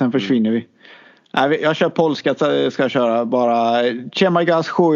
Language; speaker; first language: Swedish; native; Swedish